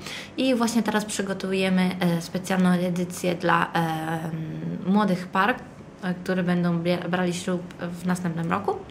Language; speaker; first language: Polish; early bilingual, heritage; Italian